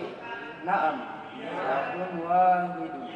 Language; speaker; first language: Arabic; non-native, learner; Indonesian